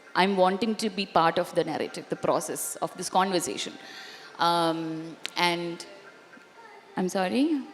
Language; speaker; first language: English; non-native, local second language; Malayalam